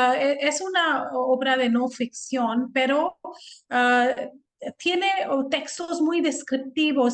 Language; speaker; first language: Spanish; non-native, fluent; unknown